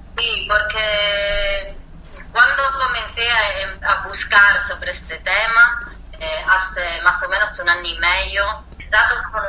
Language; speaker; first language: Spanish; non-native, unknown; Italian